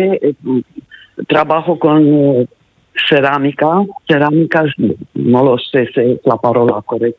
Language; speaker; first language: Spanish; non-native, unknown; Romanian